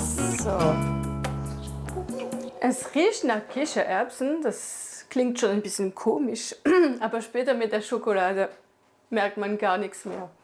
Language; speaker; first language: German; non-native, fluent; French